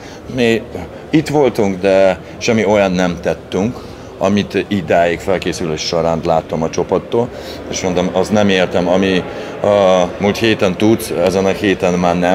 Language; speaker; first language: Hungarian; non-native, fluent; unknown